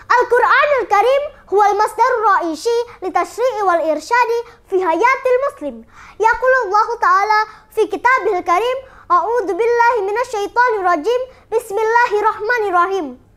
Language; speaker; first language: Arabic; non-native, learner; Indonesian